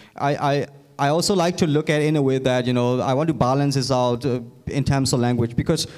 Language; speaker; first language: English; non-native, fluent; Burmese